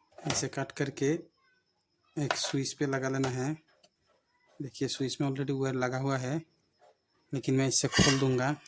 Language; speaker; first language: Hindi; non-native, local second language; Bangla